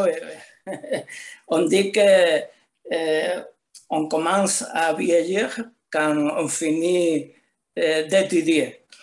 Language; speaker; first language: French; non-native, learner; Spanish